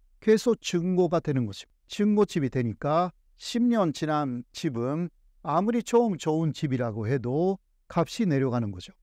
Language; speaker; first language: Korean; non-native, fluent; Japanese